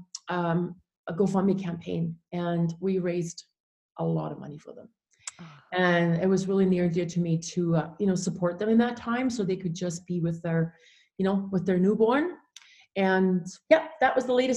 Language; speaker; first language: English; non-native, fluent; German